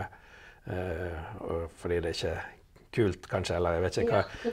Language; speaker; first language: Norwegian; native; Norwegian